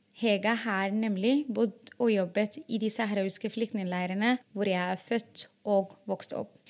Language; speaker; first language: Norwegian; non-native, fluent; Arabic